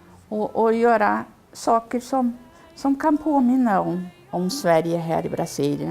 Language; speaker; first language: Swedish; early bilingual, heritage; Swedish